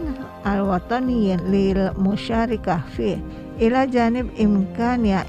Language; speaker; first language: Arabic; non-native, fluent; Indonesian